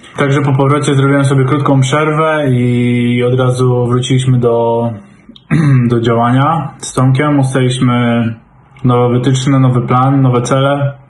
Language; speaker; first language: Polish; native; Polish